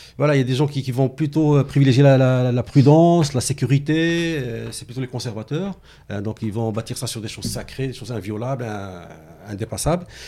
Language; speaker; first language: French; non-native, local second language; Arabic